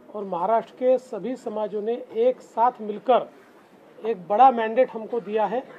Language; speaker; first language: Hindi; non-native, local second language; Marathi